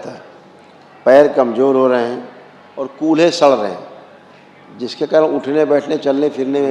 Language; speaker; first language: Hindi; native; Hindi